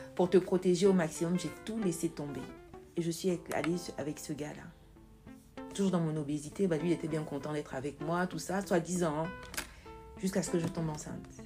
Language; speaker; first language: French; native; French